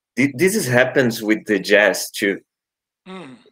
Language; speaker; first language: English; non-native, learner; Portuguese